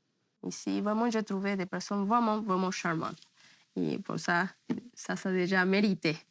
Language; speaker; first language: French; non-native, learner; Spanish